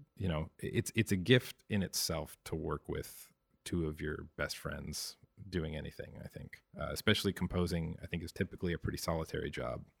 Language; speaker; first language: English; native; English